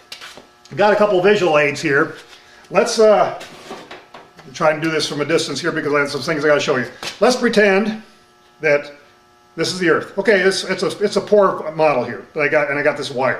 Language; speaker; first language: English; native; English